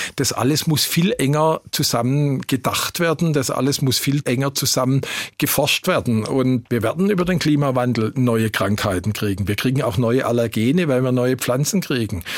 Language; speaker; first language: German; native; German